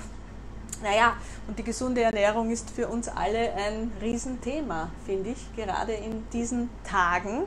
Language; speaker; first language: German; native; German